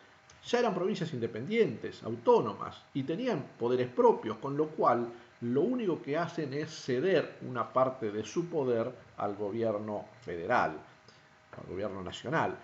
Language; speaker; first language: Spanish; native; Spanish